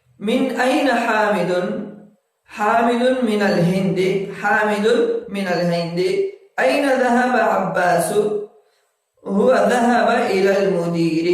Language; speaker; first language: Arabic; non-native, fluent; Urdu